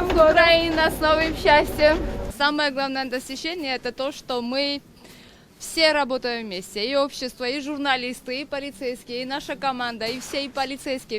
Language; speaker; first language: Russian; non-native, fluent; Georgian